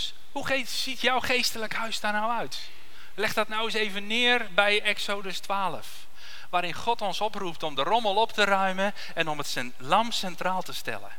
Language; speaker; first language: Dutch; native; Dutch